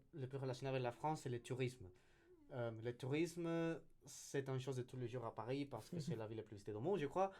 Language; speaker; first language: French; non-native, learner; Spanish